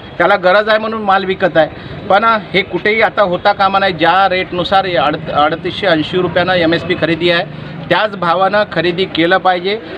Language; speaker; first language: Marathi; native; Marathi